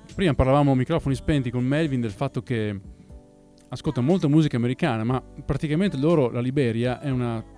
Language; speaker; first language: Italian; native; Italian